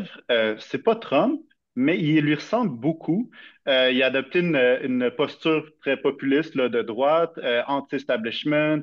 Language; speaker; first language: French; native; French